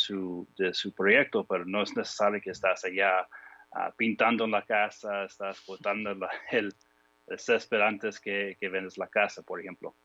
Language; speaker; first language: Spanish; non-native, fluent; English